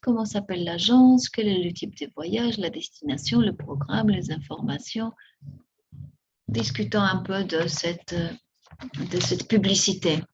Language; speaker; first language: French; non-native, fluent; Spanish